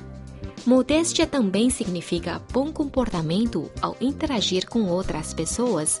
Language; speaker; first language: Portuguese; non-native, fluent; Chinese